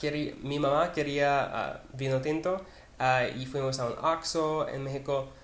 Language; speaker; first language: Spanish; non-native, learner; English